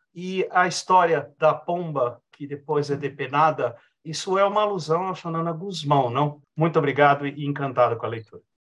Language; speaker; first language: Portuguese; native; Portuguese